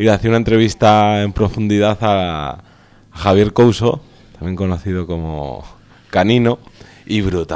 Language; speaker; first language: Spanish; native; Spanish